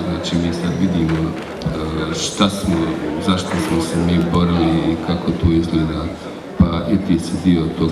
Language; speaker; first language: Bosnian; native; Bosnian